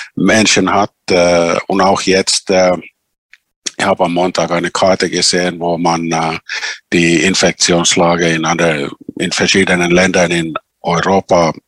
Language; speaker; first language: German; non-native, fluent; Finnish